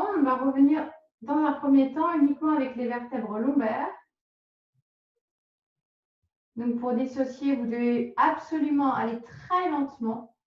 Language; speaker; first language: French; native; French